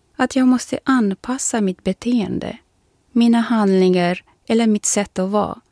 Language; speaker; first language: Swedish; non-native, fluent; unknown